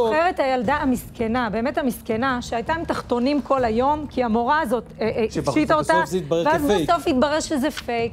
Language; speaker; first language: Hebrew; native; Hebrew